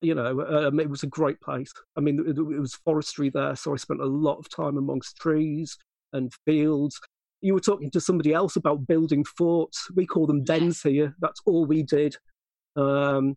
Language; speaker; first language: English; native; English